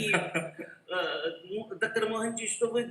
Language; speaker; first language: Russian; non-native, learner; Korean